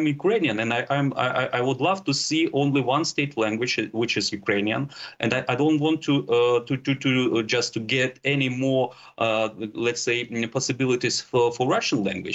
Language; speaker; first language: English; non-native, fluent; Russian